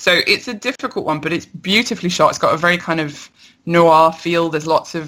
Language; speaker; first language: English; native; English